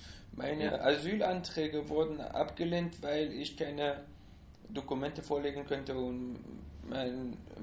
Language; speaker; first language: German; non-native, fluent; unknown